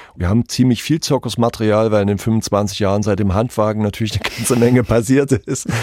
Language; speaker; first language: German; native; German